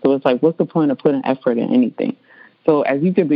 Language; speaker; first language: English; early bilingual, other home language; Spanish